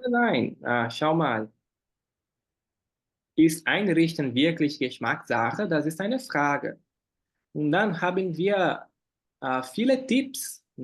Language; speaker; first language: German; non-native, fluent; Portuguese